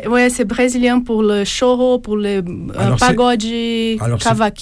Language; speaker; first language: French; non-native, fluent; Portuguese